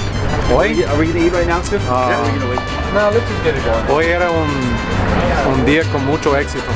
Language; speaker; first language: Spanish; non-native, fluent; English